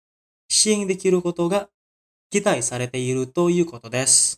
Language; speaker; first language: Japanese; non-native, fluent; Indonesian